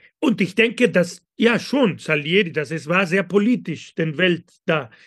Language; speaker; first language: German; non-native, fluent; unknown